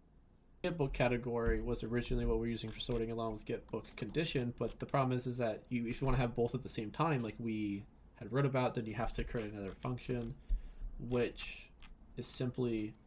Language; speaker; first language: English; native; English